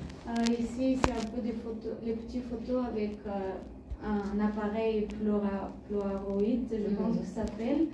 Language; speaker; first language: French; non-native, learner; Bulgarian